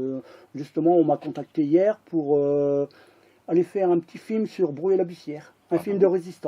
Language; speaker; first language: French; native; French